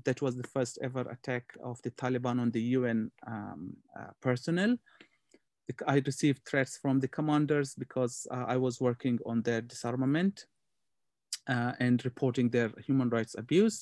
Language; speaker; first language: English; non-native, local second language; Hazaragi